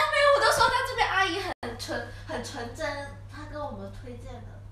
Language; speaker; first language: Chinese; native; Chinese